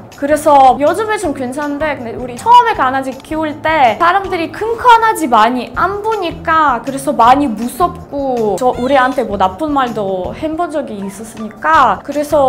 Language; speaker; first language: Korean; non-native, fluent; Russian